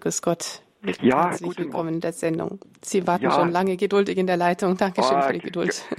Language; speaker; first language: German; native; German